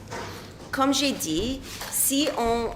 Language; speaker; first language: French; non-native, local second language; English